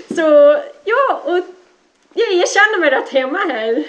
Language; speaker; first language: Swedish; non-native, fluent; Dutch